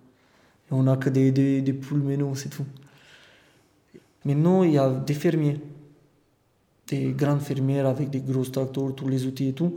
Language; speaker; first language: French; non-native, fluent; Romanian